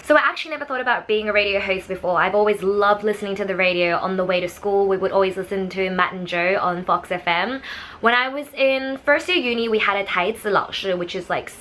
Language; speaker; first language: English; early bilingual, other home language; Chinese